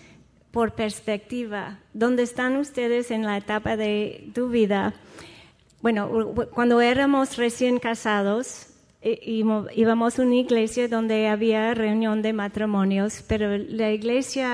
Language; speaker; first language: Spanish; non-native, fluent; English